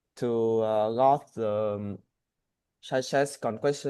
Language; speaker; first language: English; non-native, learner; Vietnamese